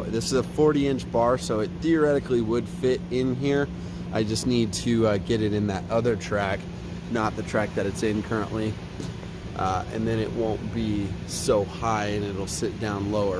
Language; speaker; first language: English; native; English